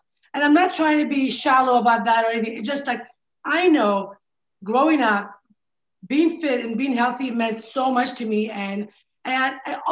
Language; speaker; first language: English; non-native, fluent; Arabic